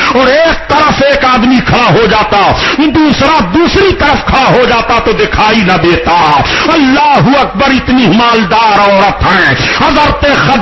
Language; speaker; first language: Urdu; native; Urdu